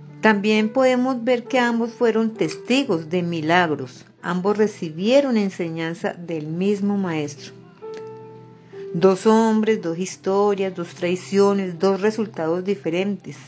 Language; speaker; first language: Spanish; native; Spanish